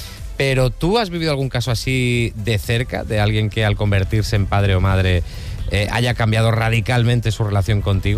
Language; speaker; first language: Spanish; native; Spanish